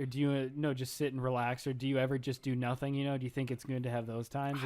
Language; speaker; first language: English; native; English